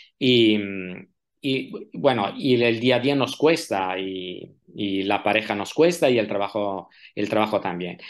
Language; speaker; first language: Spanish; non-native, fluent; Italian